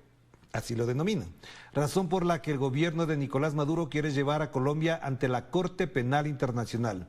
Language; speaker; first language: Spanish; native; Spanish